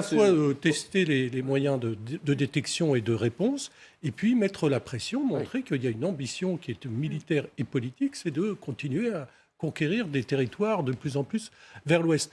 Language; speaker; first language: French; native; French